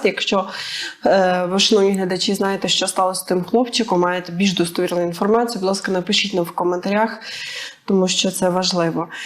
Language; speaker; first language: Ukrainian; native; Ukrainian